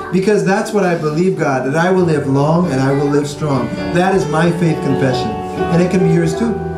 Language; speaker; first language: English; native; English